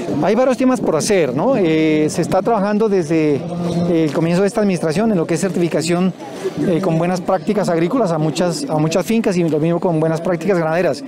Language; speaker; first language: Spanish; native; Spanish